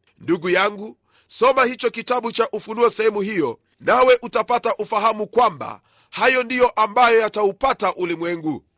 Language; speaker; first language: Swahili; non-native, local second language; Luyia